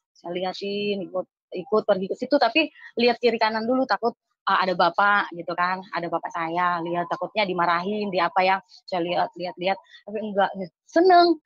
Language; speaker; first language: Indonesian; native; Indonesian